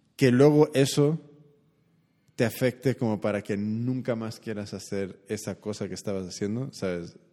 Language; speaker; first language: Spanish; early bilingual, heritage; Spanish